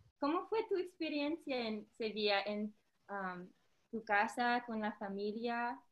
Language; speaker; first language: Spanish; early bilingual, heritage; Spanish